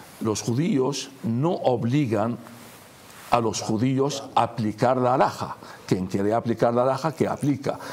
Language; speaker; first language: Spanish; non-native, fluent; Arabic